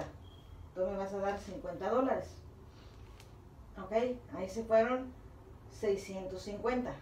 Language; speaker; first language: Spanish; native; Spanish